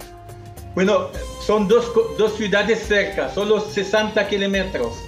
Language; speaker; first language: Spanish; non-native, fluent; Arabic